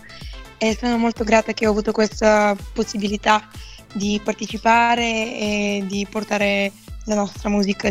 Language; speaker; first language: Italian; non-native, fluent; Bulgarian